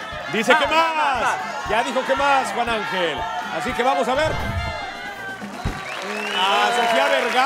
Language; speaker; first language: Spanish; native; Spanish